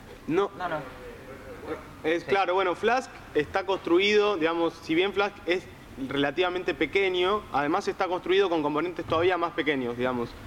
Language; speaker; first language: Spanish; native; Spanish